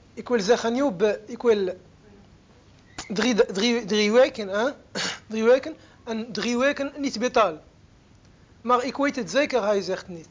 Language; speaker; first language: Dutch; non-native, learner; Arabic